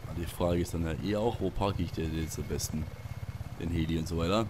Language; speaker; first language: German; native; German